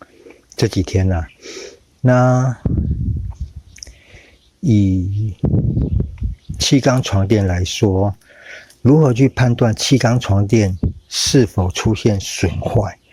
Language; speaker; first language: Chinese; native; Chinese